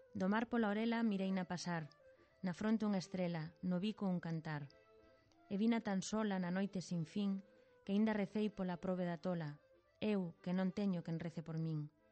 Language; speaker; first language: Galician; native; Galician